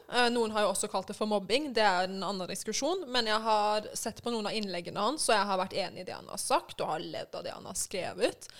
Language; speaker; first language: Norwegian; early bilingual, other home language; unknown